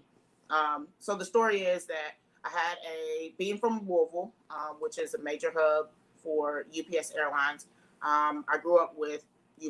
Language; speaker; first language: English; native; English